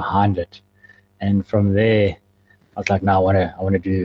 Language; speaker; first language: English; native; English